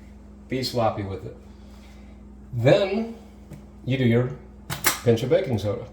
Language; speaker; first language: English; native; English